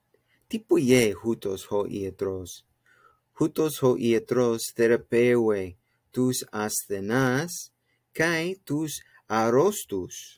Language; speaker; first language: Greek; non-native, fluent; English